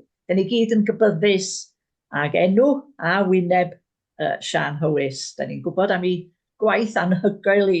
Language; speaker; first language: Welsh; native; Welsh